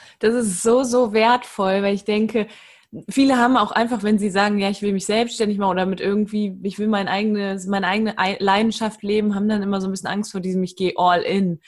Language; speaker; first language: German; native; German